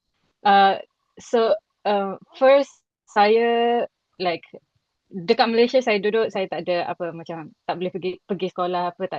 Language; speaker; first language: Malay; non-native, local second language; Rohingya